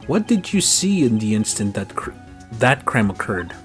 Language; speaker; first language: English; native; English